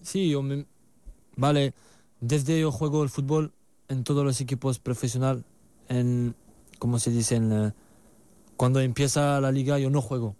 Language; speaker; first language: Spanish; non-native, learner; French